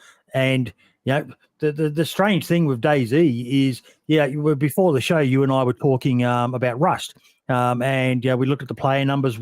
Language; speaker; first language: English; native; English